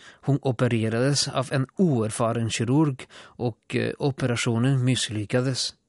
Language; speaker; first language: Swedish; non-native, fluent; Spanish